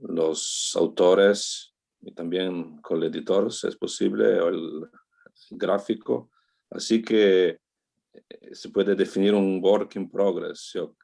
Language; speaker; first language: Spanish; non-native, learner; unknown